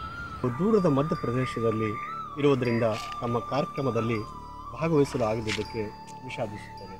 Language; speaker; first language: Kannada; native; Kannada